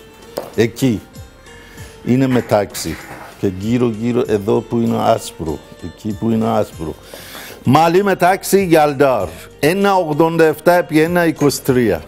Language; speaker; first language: Greek; non-native, learner; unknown